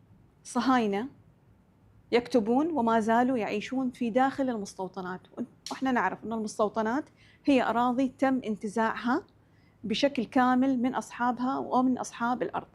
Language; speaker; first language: Arabic; native; Arabic